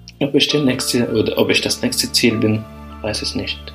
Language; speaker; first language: German; non-native, fluent; Arabic